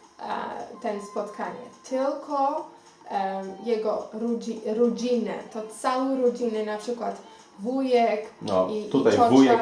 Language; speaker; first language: Polish; non-native, learner; Xhosa